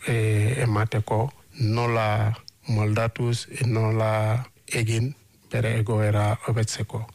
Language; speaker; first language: Basque; non-native, learner; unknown